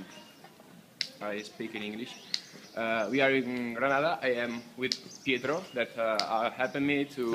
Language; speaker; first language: English; non-native, learner; Italian